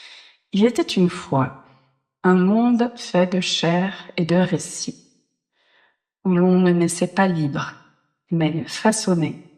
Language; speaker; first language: French; native; French